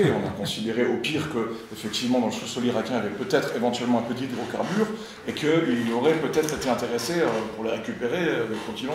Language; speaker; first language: French; native; French